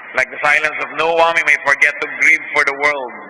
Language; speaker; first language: English; non-native, local second language; Filipino